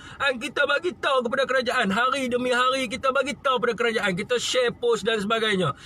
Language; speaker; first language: Malay; native; Malay